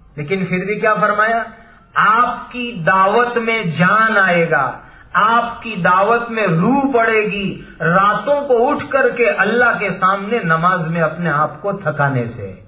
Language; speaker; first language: Urdu; non-native, local second language; Gujarati